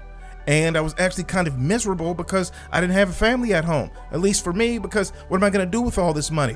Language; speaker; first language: English; native; English